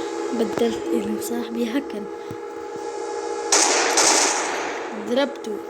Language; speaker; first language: Arabic; native; Arabic